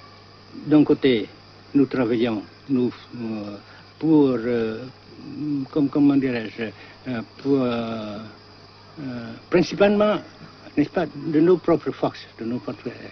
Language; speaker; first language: French; non-native, fluent; Vietnamese